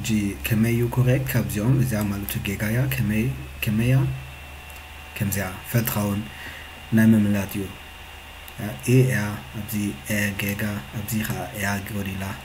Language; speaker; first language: German; non-native, fluent; Tigrinya